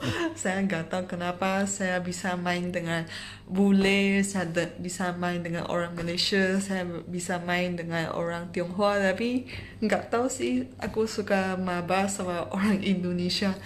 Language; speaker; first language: Indonesian; non-native, fluent; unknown